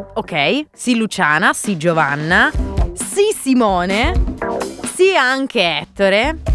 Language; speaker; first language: Italian; native; Italian